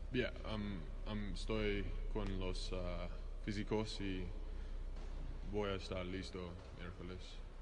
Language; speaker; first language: Spanish; non-native, learner; English